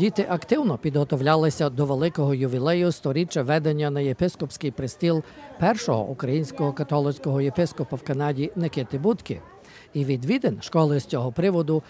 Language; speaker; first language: Ukrainian; early bilingual, heritage; Ukrainian